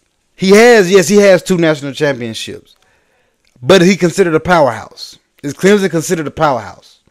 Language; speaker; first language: English; native; English